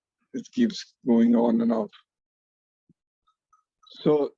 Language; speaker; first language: English; non-native, fluent; Hindi